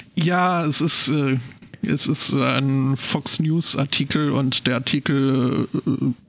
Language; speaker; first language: German; non-native, fluent; English